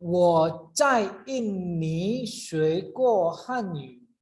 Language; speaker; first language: Chinese; non-native, fluent; Indonesian